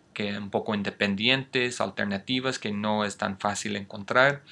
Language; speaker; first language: Spanish; non-native, fluent; English